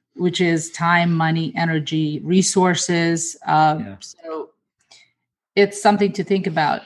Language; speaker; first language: English; early bilingual, other home language; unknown